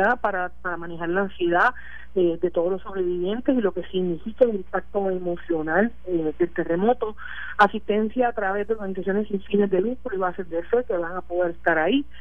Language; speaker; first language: Spanish; native; Spanish